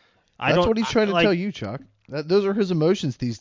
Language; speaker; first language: English; native; English